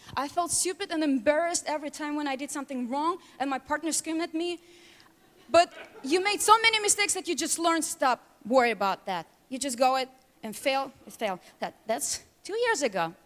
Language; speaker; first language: English; non-native, learner; Russian